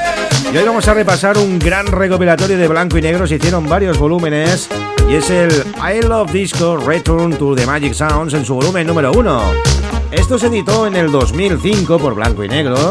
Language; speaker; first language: Spanish; native; Spanish